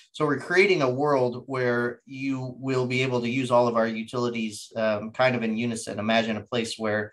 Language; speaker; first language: English; native; English